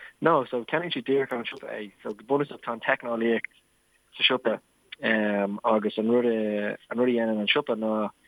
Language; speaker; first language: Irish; non-native, local second language; English